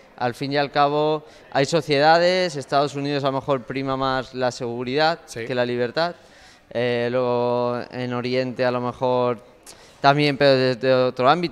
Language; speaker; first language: Spanish; native; Spanish